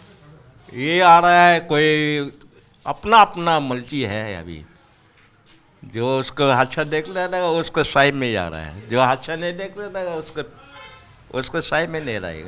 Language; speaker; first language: Hindi; non-native, local second language; Chinese